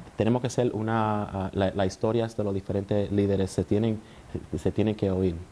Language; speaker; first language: Spanish; early bilingual, heritage; Spanish